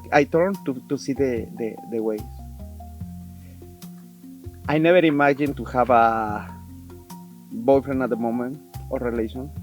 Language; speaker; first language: English; non-native, learner; Spanish